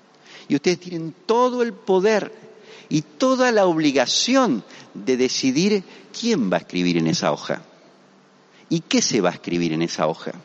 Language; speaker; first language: Spanish; native; Spanish